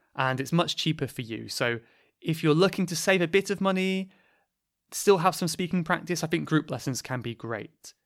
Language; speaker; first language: English; native; English